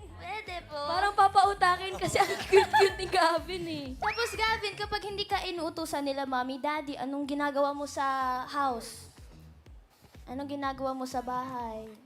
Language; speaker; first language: Filipino; native; Filipino